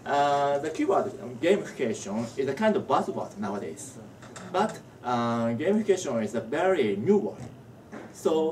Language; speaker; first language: English; non-native, learner; Japanese